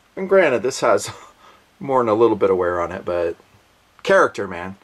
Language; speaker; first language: English; native; English